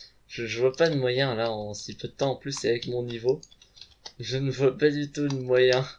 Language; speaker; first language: French; native; French